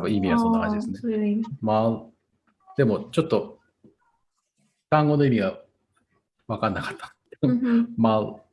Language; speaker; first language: Japanese; non-native, fluent; Tatar